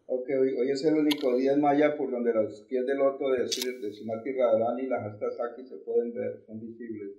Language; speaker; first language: Spanish; native; Spanish